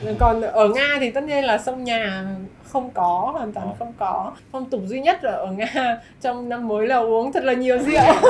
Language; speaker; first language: Vietnamese; non-native, fluent; Russian